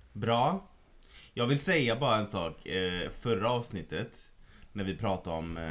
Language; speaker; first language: Swedish; native; Swedish